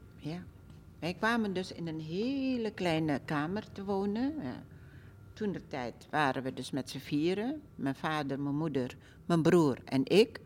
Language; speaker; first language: Dutch; early bilingual, other home language; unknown